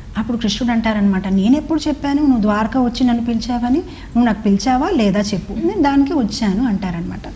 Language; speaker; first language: Telugu; non-native, fluent; Hindi